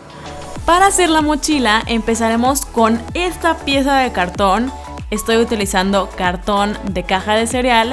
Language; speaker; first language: Spanish; native; Spanish